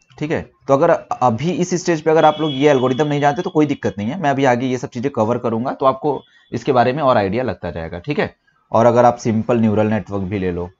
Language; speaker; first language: Hindi; native; Hindi